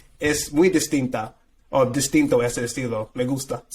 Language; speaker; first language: Spanish; non-native, fluent; English